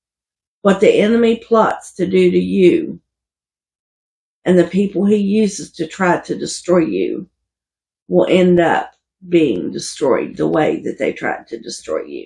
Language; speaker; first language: English; native; English